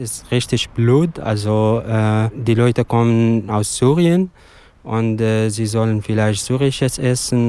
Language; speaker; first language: German; non-native, learner; Arabic